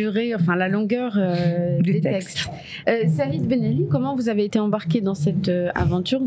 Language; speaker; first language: French; non-native, local second language; Arabic